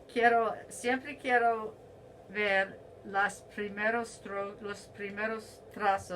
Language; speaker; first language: Spanish; non-native, learner; English